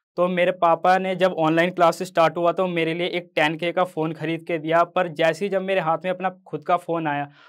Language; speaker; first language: Hindi; native; Hindi